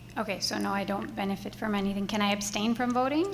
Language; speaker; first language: English; native; English